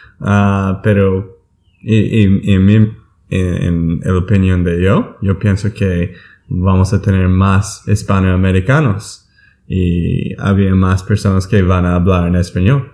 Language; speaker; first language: Spanish; non-native, learner; English